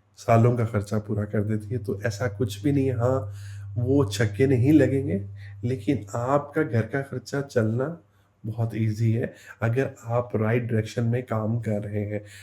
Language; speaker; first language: Urdu; native; Urdu